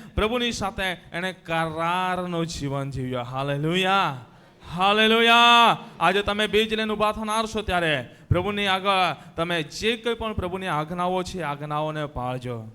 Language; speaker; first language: Gujarati; non-native, local second language; Gamit